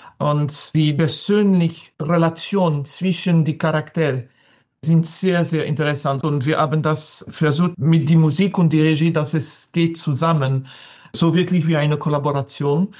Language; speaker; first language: German; non-native, learner; French